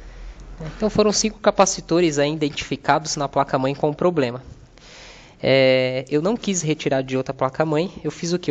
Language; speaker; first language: Portuguese; native; Portuguese